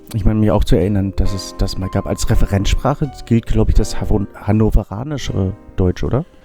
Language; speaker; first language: German; native; German